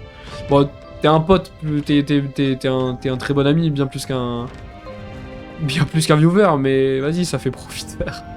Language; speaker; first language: French; native; French